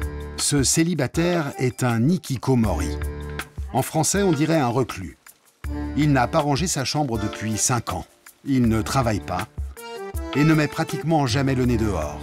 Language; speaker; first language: French; native; French